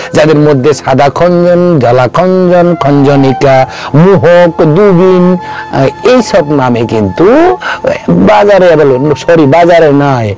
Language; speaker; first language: Bangla; non-native, local second language; Kok Borok